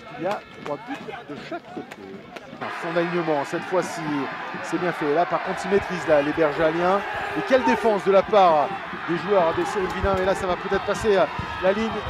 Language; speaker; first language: French; native; French